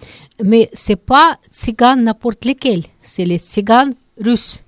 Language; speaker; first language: French; non-native, learner; Russian